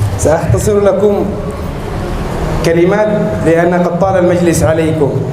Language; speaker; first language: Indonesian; non-native, learner; Arabic